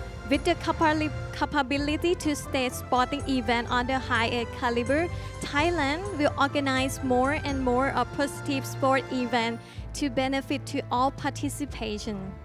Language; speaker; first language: English; non-native, fluent; Thai